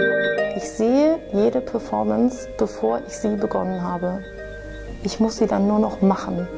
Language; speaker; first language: German; native; German